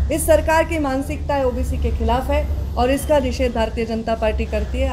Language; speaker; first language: Hindi; non-native, local second language; Marathi